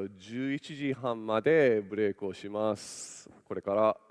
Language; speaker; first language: Japanese; non-native, local second language; English